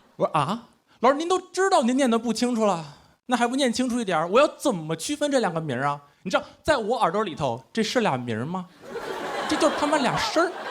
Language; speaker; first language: Chinese; native; Chinese